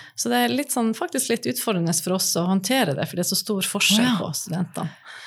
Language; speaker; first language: Norwegian; native; Norwegian